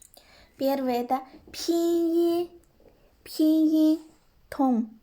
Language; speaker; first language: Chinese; non-native, fluent; Kyrgyz